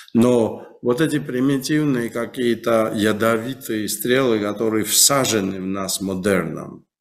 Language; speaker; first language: Russian; non-native, local second language; Georgian